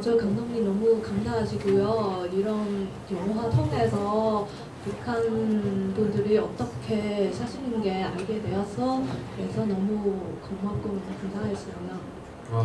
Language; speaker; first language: Korean; non-native, learner; Cantonese